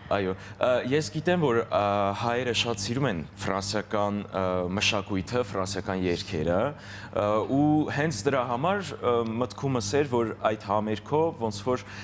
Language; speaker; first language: Armenian; early bilingual, heritage; Armenian